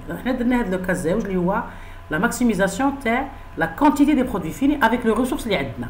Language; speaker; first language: French; non-native, local second language; Arabic